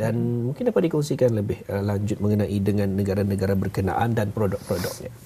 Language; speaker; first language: Malay; native; Malay